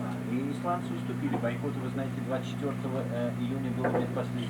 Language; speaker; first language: Russian; native; Russian